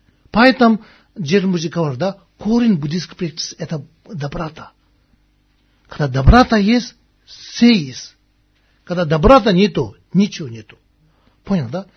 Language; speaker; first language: Russian; non-native, learner; Tibetan